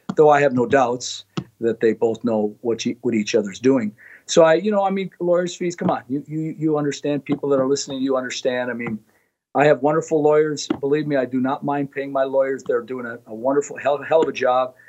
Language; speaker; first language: English; native; English